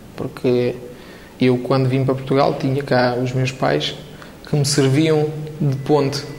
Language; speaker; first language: Portuguese; non-native, fluent; Romanian